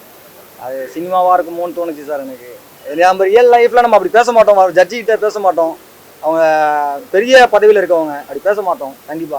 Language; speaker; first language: Tamil; native; Tamil